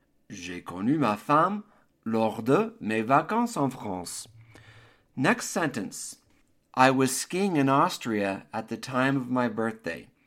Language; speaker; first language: French; non-native, fluent; English